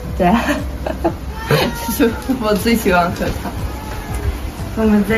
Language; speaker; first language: Chinese; non-native, learner; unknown